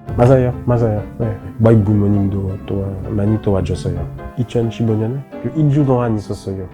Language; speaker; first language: Korean; non-native, learner; French